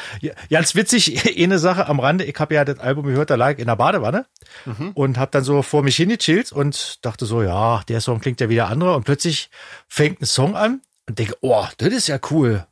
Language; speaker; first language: German; native; German